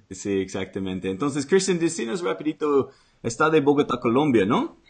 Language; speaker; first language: Spanish; non-native, learner; English